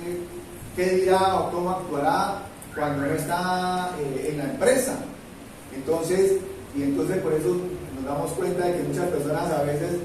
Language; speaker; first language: Spanish; native; Spanish